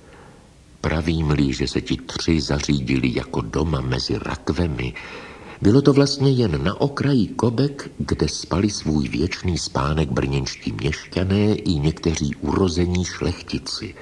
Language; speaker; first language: Czech; native; Czech